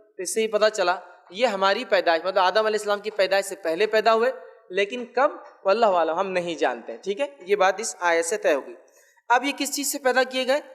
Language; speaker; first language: Urdu; native; Urdu